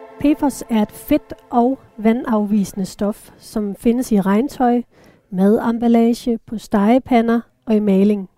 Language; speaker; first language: Danish; native; Danish